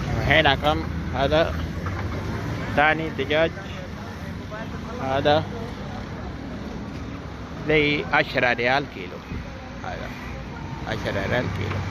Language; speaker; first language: Arabic; non-native, learner; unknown